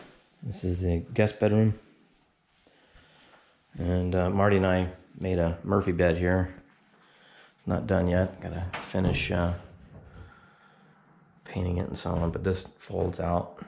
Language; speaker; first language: English; native; English